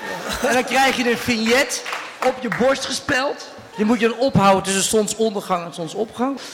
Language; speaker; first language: Dutch; native; Dutch